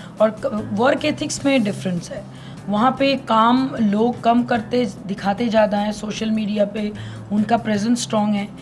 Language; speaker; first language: Hindi; non-native, local second language; Bangla